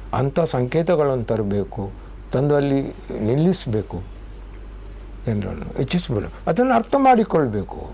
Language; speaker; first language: Kannada; non-native, local second language; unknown